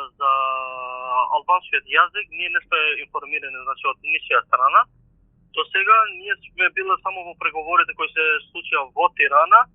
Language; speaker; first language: Macedonian; non-native, local second language; Albanian